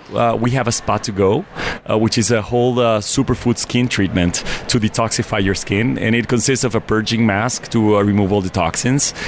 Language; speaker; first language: English; non-native, fluent; Spanish